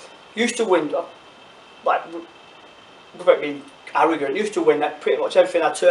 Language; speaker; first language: English; native; English